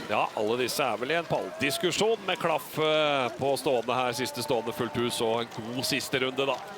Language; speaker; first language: Norwegian; native; Norwegian